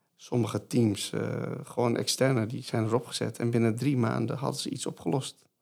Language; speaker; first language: Dutch; non-native, fluent; Persian